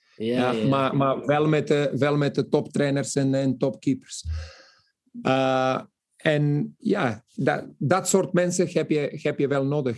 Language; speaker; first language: Dutch; non-native, fluent; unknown